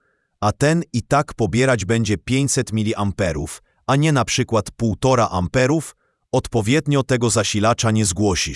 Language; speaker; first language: Polish; native; Polish